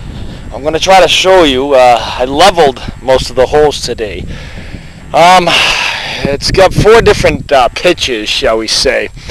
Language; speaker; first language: English; native; English